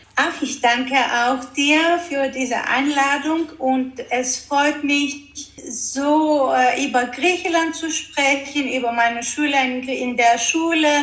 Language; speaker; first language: German; non-native, fluent; Greek